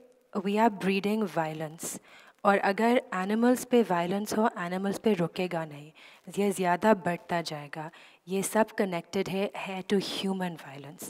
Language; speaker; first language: Urdu; native; Urdu